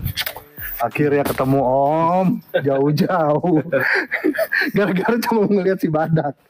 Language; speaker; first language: Indonesian; native; Indonesian